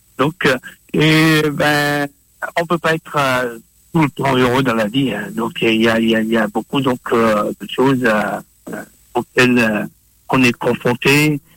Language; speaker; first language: French; non-native, local second language; Morisyen